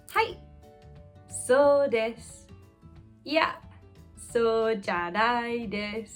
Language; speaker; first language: Japanese; non-native, fluent; English